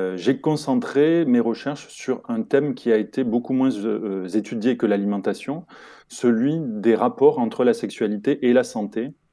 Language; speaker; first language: French; native; French